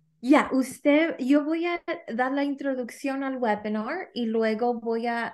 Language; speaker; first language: Spanish; early bilingual, heritage; Spanish